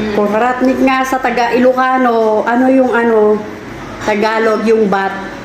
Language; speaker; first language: Filipino; non-native, local second language; Iloko